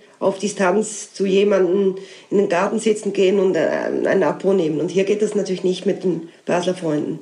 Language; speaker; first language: German; native; German